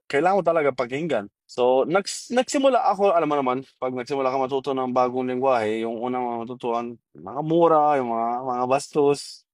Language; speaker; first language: Filipino; non-native, fluent; Arabic